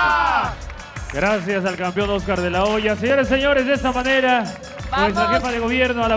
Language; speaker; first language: Spanish; native; Spanish